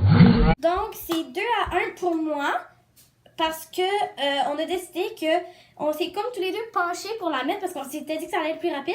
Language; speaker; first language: French; native; French